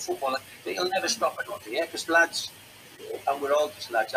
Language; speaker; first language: English; native; English